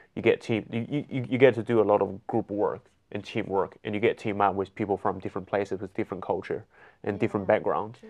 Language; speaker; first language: English; non-native, fluent; Chinese